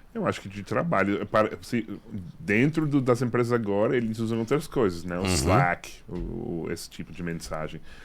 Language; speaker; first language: Portuguese; non-native, fluent; English